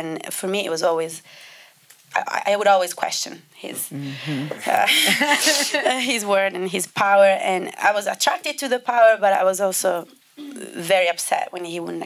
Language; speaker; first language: English; non-native, fluent; Italian